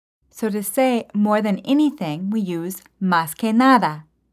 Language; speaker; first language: Spanish; non-native, fluent; English